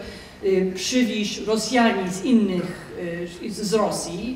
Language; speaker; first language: Polish; non-native, fluent; English